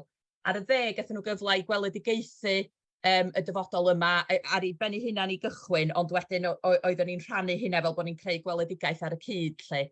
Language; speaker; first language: Welsh; native; Welsh